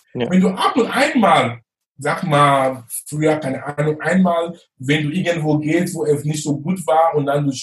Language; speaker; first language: German; non-native, fluent; English